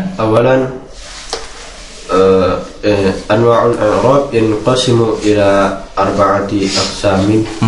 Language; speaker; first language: Arabic; non-native, learner; Indonesian